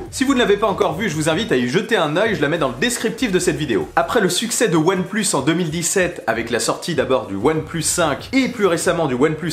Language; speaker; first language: French; native; French